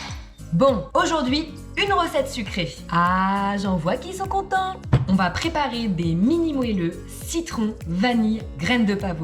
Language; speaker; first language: French; native; French